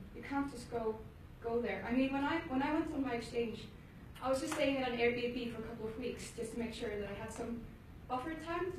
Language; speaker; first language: English; non-native, fluent; Icelandic